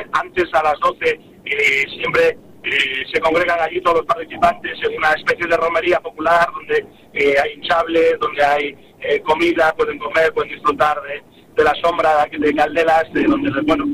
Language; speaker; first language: Spanish; native; Spanish